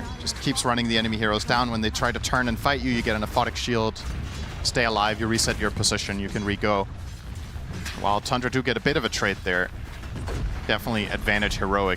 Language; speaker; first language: English; native; English